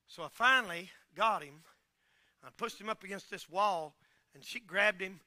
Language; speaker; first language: English; native; English